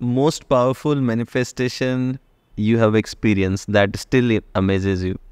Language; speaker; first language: Hindi; native; Hindi